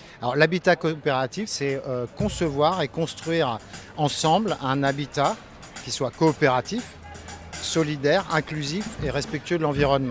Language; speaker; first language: French; native; French